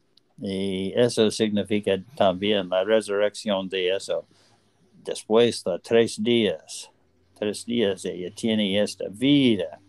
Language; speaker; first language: Spanish; non-native, learner; English